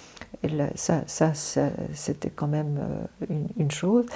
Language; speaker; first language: French; native; French